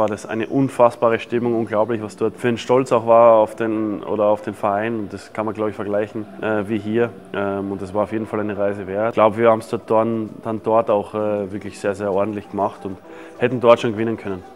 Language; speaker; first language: German; native; German